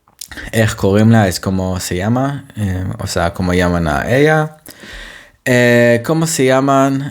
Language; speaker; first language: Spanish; non-native, fluent; Hebrew